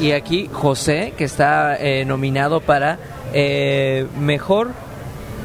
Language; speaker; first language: Spanish; native; Spanish